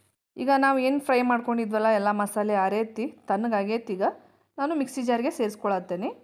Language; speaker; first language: Kannada; native; Kannada